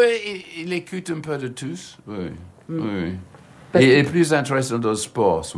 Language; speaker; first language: French; non-native, learner; English